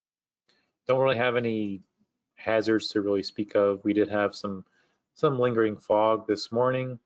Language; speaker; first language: English; native; English